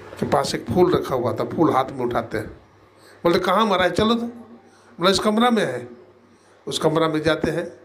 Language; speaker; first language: Hindi; native; Hindi